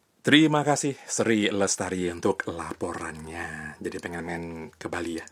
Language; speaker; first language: Indonesian; native; Indonesian